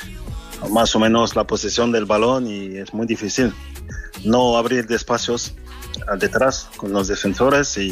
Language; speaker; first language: Spanish; non-native, fluent; French